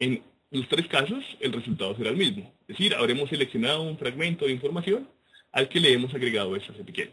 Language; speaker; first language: Spanish; native; Spanish